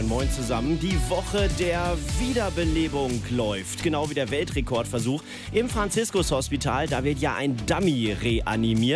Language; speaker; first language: German; native; German